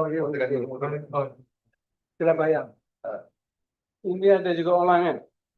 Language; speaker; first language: Malay; native; Malay